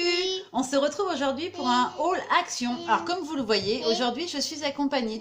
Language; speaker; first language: French; native; French